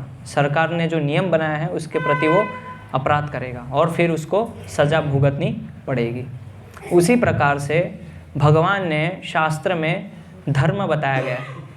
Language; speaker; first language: Hindi; native; Hindi